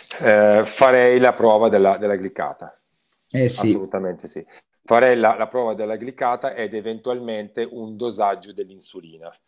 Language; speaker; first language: Italian; native; Italian